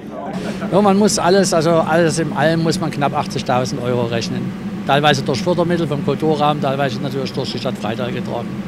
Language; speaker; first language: German; native; German